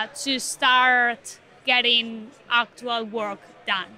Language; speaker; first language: English; non-native, fluent; Spanish